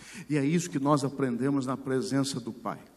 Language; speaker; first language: Portuguese; native; Portuguese